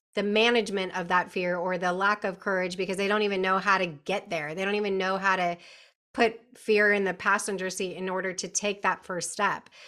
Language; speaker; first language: English; native; English